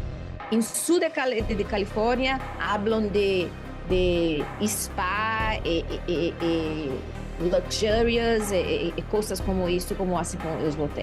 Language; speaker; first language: Spanish; non-native, learner; Portuguese